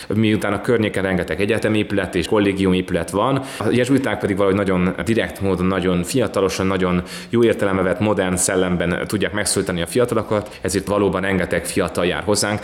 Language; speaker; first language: Hungarian; native; Hungarian